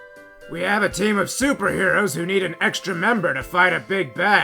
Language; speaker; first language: English; native; English